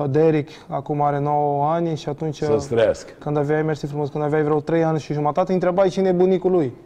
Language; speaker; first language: Romanian; non-native, fluent; Portuguese